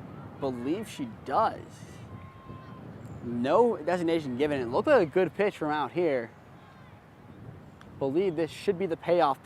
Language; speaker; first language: English; native; English